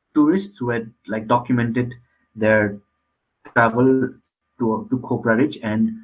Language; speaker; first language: English; non-native, local second language; Nepali